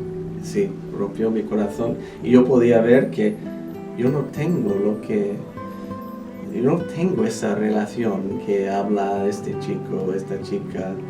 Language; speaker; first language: Spanish; non-native, fluent; English